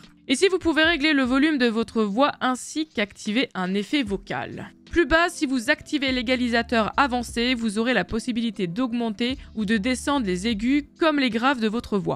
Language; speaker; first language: French; native; French